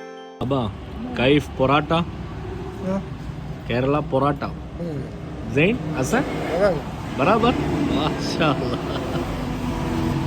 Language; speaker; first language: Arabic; non-native, learner; Malayalam